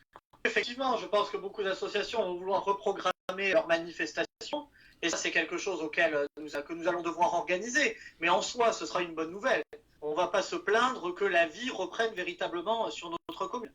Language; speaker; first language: French; native; French